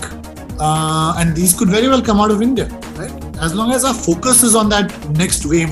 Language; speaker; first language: English; non-native, local second language; Hindi